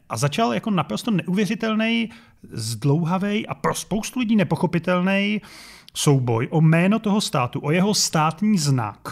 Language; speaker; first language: Czech; native; Czech